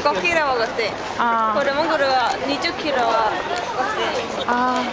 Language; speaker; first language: Japanese; non-native, learner; Mongolian